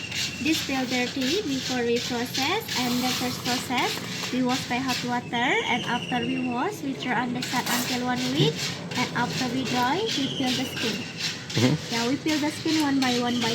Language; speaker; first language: English; non-native, local second language; Indonesian